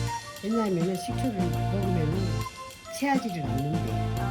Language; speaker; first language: Korean; native; Korean